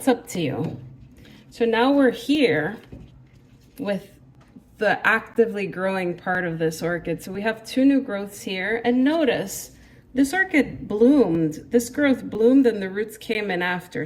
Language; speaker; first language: English; native; English